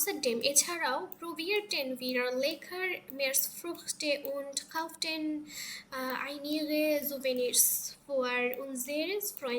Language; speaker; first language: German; non-native, learner; Bangla